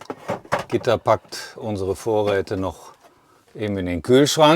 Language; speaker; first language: German; native; German